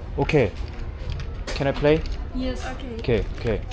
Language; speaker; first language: English; non-native, learner; Korean